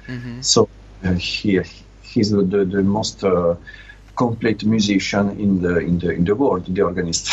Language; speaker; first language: English; non-native, learner; Italian